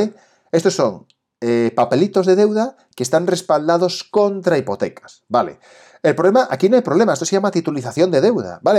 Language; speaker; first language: Spanish; native; Spanish